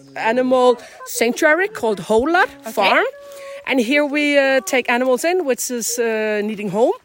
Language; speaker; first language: English; non-native, fluent; Danish